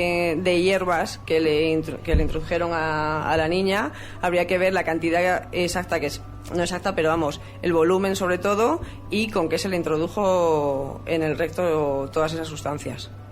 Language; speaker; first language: Spanish; native; Spanish